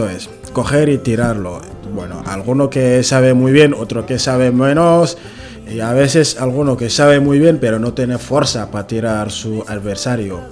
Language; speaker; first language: Spanish; non-native, learner; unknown